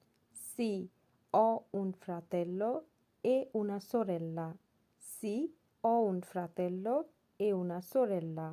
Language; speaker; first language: Italian; non-native, learner; Bangla